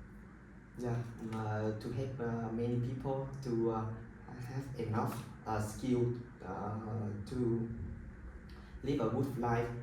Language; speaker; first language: English; non-native, learner; Vietnamese